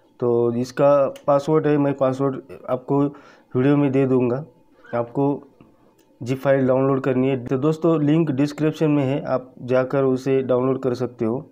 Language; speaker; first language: Hindi; non-native, local second language; Marathi